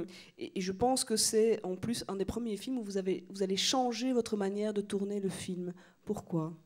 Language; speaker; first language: French; native; French